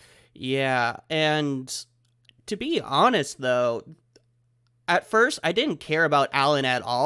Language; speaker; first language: English; native; English